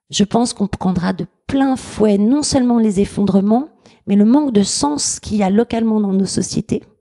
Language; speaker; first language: French; native; French